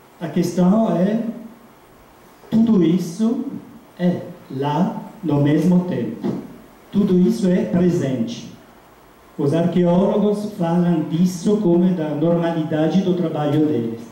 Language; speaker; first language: Portuguese; non-native, fluent; Italian